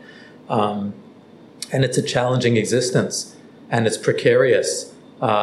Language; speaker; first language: English; native; English